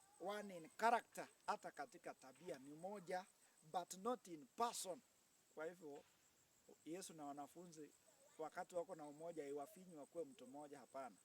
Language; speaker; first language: Swahili; non-native, local second language; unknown